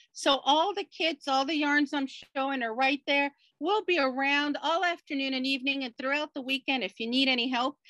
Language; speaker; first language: English; native; English